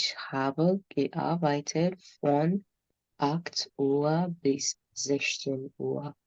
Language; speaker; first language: German; non-native, fluent; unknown